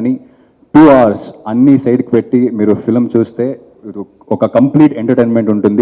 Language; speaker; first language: Telugu; non-native, fluent; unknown